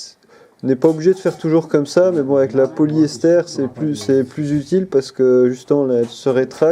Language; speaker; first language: French; native; French